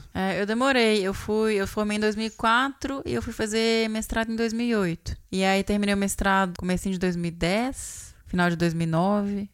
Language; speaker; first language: Portuguese; native; Portuguese